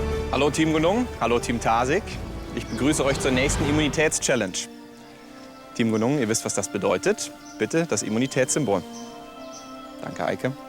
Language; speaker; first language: German; native; German